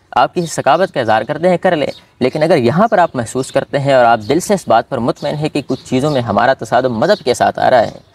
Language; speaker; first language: Urdu; non-native, local second language; Pashto